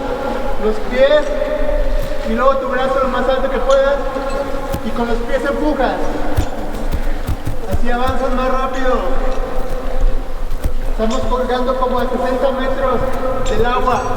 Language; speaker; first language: Spanish; native; Spanish